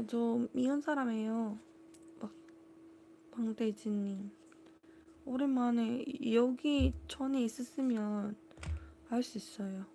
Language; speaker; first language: Korean; non-native, learner; Cebuano